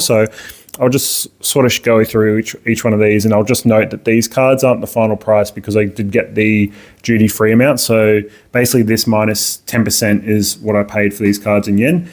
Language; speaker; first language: English; native; English